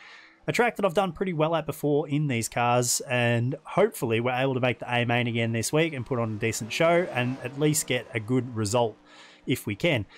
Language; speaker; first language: English; native; English